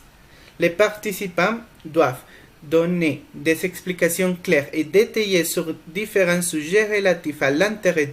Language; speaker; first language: French; non-native, fluent; Spanish